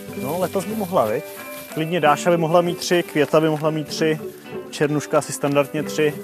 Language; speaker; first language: Czech; native; Czech